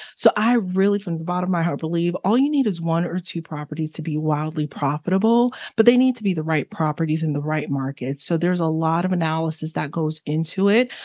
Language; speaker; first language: English; early bilingual, other home language; Haitian Creole